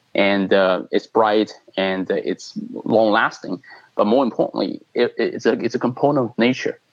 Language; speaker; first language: English; non-native, fluent; Chinese